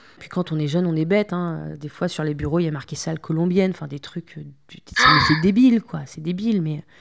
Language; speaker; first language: French; early bilingual, other home language; Spanish